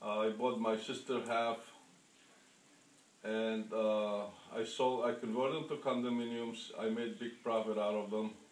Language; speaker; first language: English; non-native, fluent; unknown